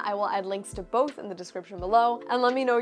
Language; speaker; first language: English; native; English